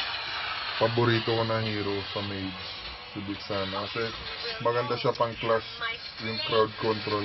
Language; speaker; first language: Filipino; native; Filipino